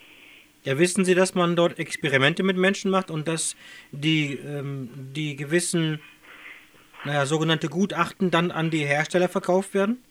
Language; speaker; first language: German; native; German